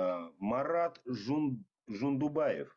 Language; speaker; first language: Russian; native; Russian